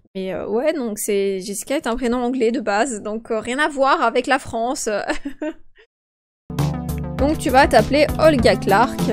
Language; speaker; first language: French; native; French